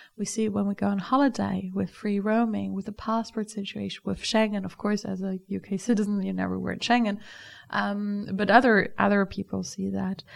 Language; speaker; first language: English; non-native, fluent; German